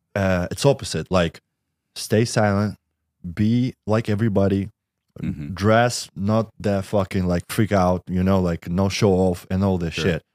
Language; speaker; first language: English; non-native, learner; Russian